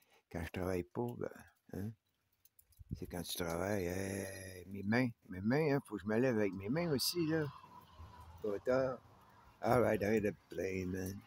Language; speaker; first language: French; native; French